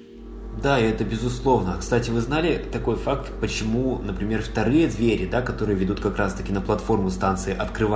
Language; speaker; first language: Russian; native; Russian